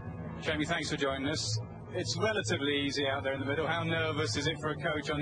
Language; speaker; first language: English; native; English